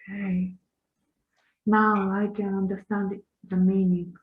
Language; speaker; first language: English; non-native, learner; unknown